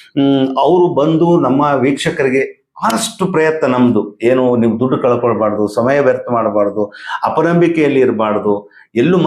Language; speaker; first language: Kannada; native; Kannada